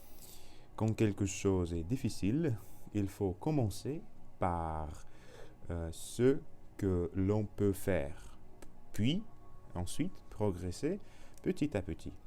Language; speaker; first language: French; non-native, learner; Russian